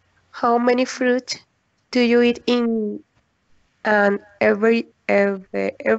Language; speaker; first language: English; non-native, learner; Spanish